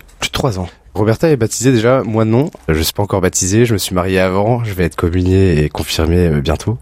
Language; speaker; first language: French; native; French